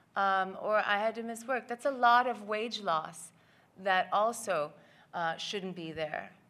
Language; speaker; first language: English; native; English